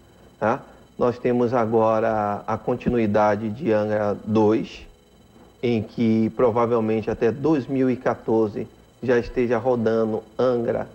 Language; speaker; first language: Portuguese; native; Portuguese